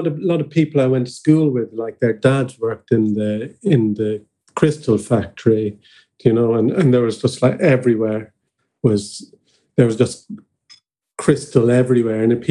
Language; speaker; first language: English; native; English